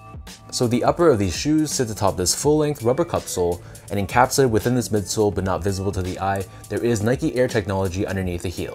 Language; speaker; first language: English; native; English